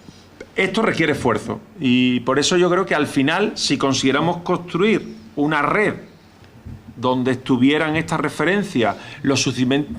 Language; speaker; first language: Spanish; native; Spanish